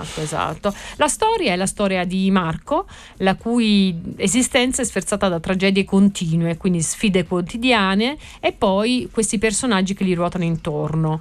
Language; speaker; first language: Italian; native; Italian